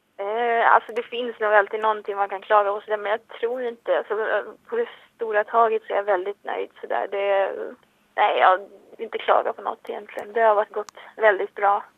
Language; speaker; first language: Swedish; native; Swedish